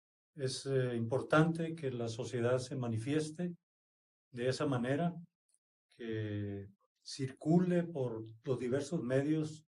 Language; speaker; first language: Spanish; native; Spanish